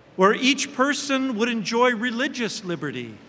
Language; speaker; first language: English; native; English